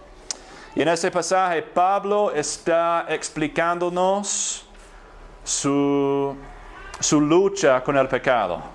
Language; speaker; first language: Spanish; non-native, fluent; English